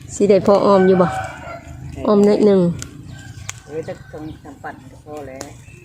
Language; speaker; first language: Thai; native; Thai